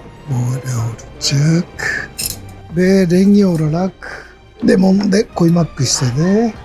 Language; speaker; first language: Turkish; non-native, learner; Japanese